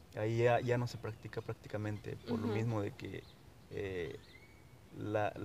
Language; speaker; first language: Spanish; non-native, local second language; Nahuatl languages